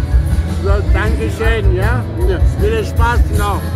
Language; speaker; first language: German; non-native, learner; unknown